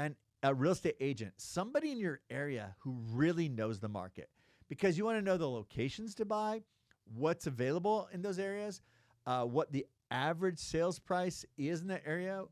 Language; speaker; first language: English; native; English